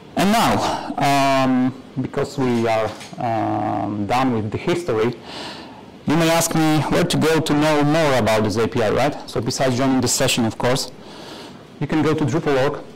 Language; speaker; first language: English; non-native, fluent; Polish